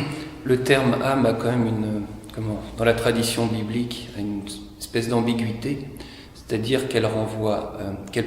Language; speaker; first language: French; native; French